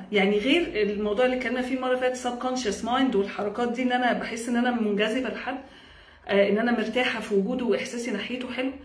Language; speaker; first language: Arabic; native; Arabic